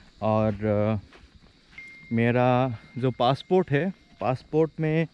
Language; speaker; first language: Hindi; non-native, local second language; Assamese